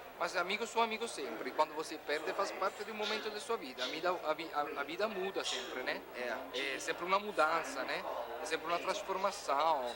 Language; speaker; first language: Portuguese; non-native, fluent; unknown